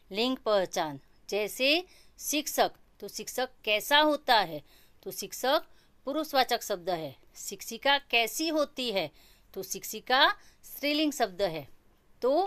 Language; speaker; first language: Hindi; non-native, local second language; Gujarati